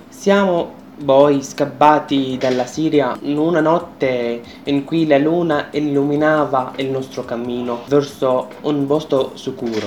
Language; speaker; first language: Italian; non-native, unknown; Arabic